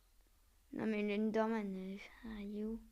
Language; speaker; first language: French; native; French